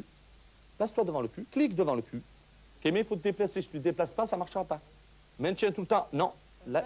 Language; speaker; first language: French; native; French